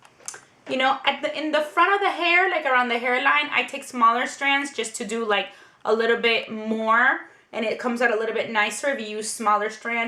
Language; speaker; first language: English; native; English